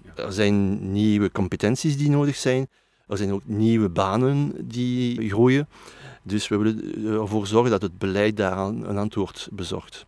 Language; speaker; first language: Dutch; non-native, local second language; French